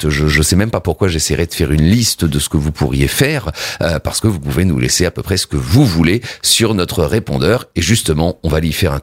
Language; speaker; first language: French; native; French